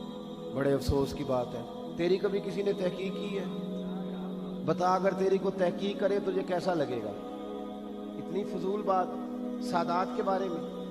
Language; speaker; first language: Urdu; native; Urdu